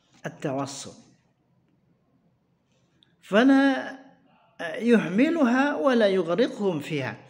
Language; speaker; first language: Arabic; non-native, fluent; Indonesian